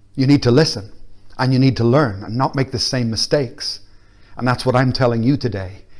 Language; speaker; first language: English; native; English